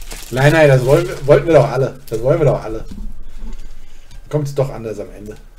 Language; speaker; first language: German; native; German